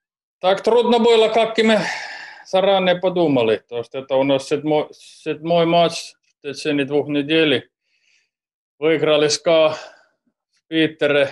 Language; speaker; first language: Russian; non-native, fluent; Finnish